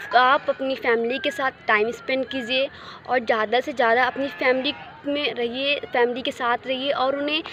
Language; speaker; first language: Hindi; native; Hindi